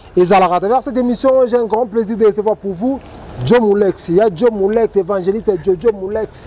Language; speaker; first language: French; non-native, local second language; Lingala